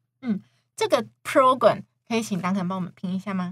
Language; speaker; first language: Chinese; native; Chinese